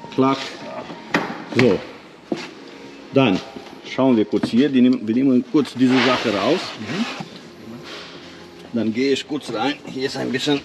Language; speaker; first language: German; non-native, fluent; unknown